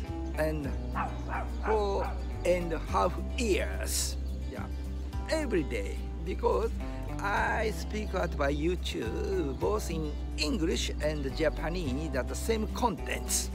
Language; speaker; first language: English; non-native, learner; Japanese